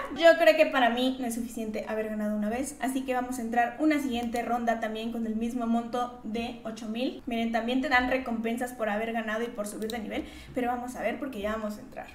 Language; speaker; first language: Spanish; native; Spanish